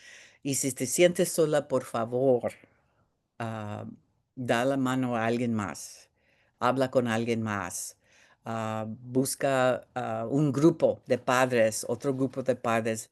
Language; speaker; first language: Spanish; early bilingual, heritage; Spanish